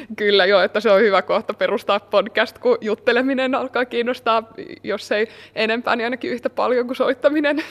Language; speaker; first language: Finnish; native; Finnish